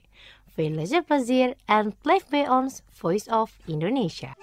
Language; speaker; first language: Dutch; non-native, fluent; Indonesian